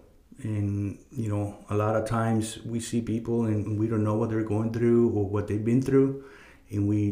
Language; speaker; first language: English; non-native, fluent; Spanish